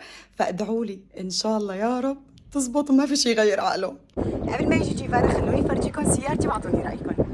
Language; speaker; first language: Arabic; native; Arabic